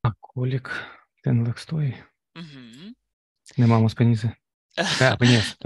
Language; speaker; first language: Czech; non-native, learner; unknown